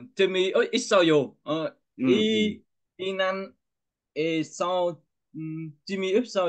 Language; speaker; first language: Korean; non-native, learner; Vietnamese